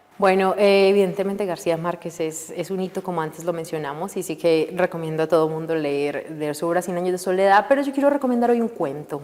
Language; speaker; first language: Spanish; native; Spanish